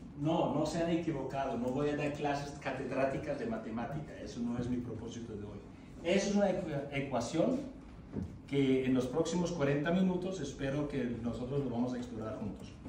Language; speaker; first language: Spanish; non-native, fluent; German